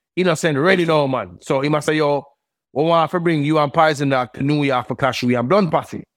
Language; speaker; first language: English; native; English